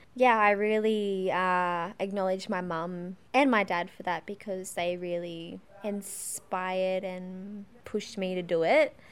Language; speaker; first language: English; native; English